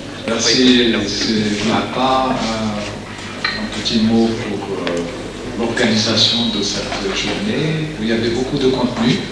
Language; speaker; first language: French; non-native, local second language; Arabic